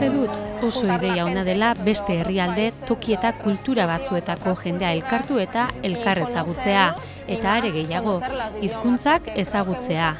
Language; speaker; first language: Basque; non-native, fluent; Polish